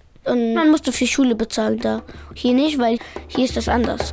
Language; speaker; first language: German; early bilingual, other home language; Pashto